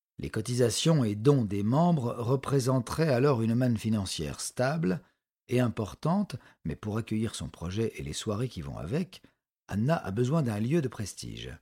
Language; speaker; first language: French; native; French